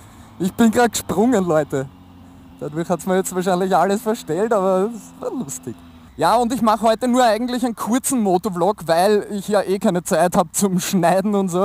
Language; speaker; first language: German; native; German